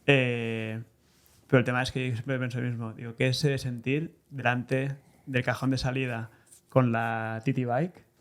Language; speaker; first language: Spanish; native; Spanish